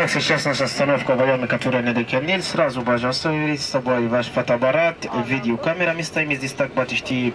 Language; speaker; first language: Russian; non-native, learner; Arabic